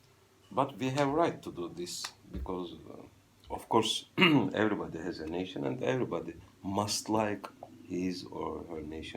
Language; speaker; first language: English; non-native, fluent; Turkish